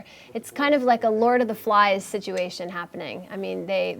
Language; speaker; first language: English; native; English